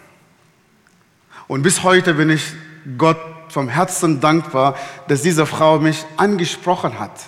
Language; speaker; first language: German; non-native, fluent; Arabic